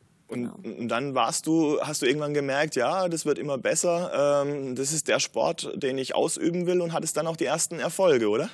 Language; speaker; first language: German; native; German